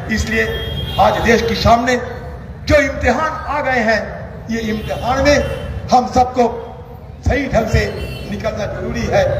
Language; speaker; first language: Hindi; non-native, local second language; Bangla